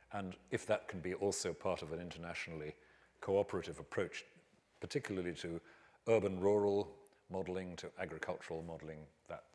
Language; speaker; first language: English; native; English